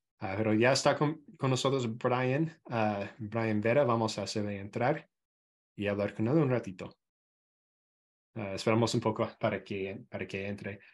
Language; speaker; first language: Spanish; non-native, fluent; English